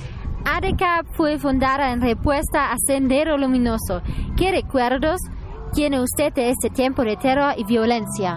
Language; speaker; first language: Spanish; non-native, learner; German